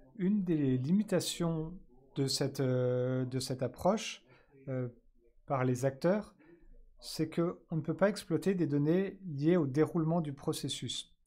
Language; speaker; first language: French; native; French